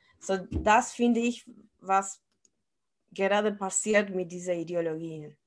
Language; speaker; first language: German; non-native, fluent; Spanish